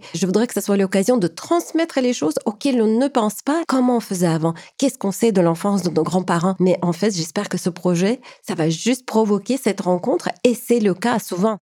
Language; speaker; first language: French; non-native, fluent; Ukrainian